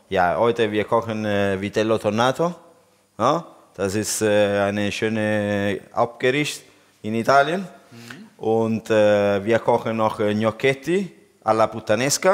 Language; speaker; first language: German; non-native, learner; Italian